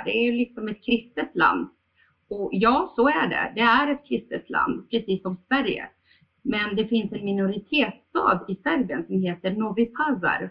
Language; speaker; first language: Swedish; early bilingual, other home language; Bosnian